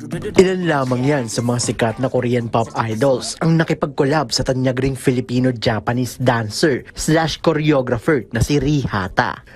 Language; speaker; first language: Filipino; native; Filipino